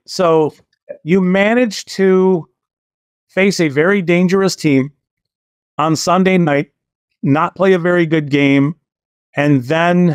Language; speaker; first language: English; native; English